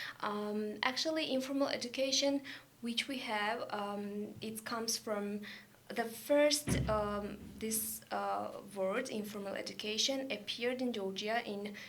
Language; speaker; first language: English; non-native, learner; Georgian